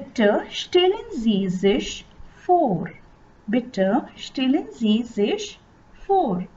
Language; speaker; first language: German; non-native, fluent; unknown